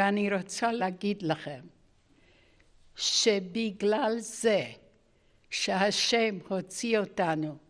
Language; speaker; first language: Hebrew; non-native, fluent; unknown